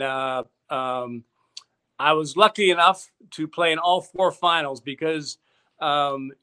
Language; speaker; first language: English; native; English